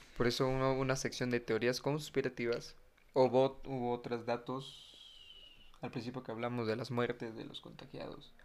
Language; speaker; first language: Spanish; native; Spanish